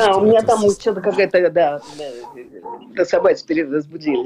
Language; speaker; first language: Russian; native; Russian